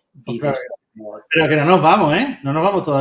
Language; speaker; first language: Spanish; native; Spanish